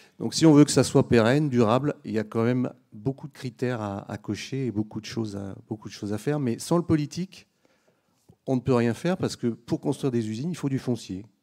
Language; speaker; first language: French; native; French